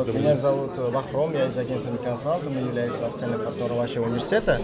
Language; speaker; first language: Russian; non-native, fluent; Uzbek